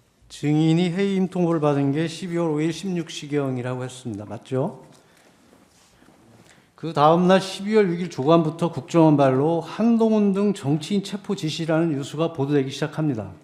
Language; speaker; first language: Korean; native; Korean